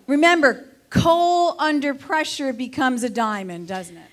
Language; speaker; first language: English; native; English